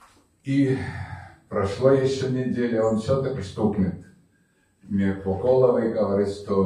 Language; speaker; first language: Russian; native; Russian